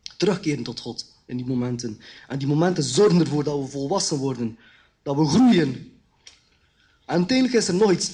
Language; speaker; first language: Dutch; early bilingual, other home language; Khmer